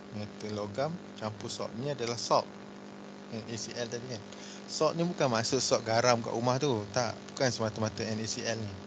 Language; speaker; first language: Malay; native; Malay